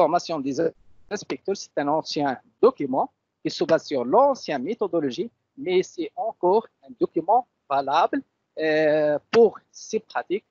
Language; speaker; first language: French; non-native, local second language; Arabic